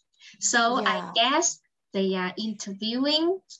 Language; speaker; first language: English; non-native, fluent; Vietnamese